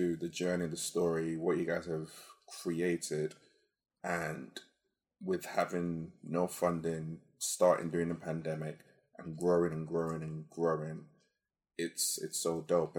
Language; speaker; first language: English; non-native, local second language; Yoruba